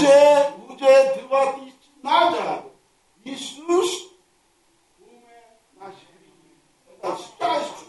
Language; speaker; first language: Russian; non-native, learner; Korean